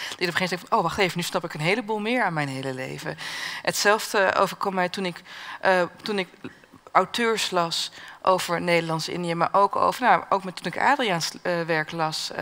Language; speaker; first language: Dutch; native; Dutch